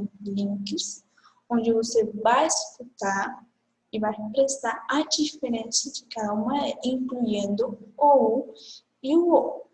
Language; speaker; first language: Portuguese; non-native, fluent; Spanish